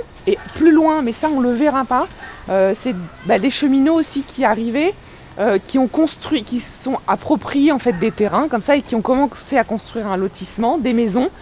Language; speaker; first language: French; native; French